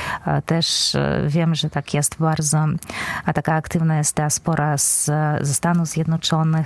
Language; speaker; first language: Polish; non-native, fluent; Belarusian